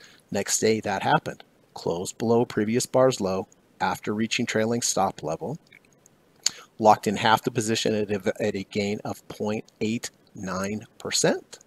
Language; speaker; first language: English; native; English